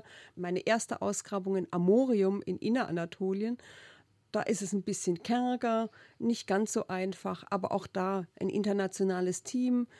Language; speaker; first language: German; native; German